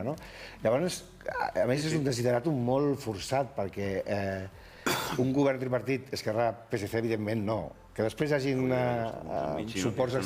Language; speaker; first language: Catalan; native; Catalan